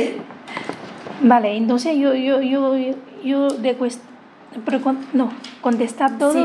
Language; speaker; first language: Spanish; non-native, learner; Chinese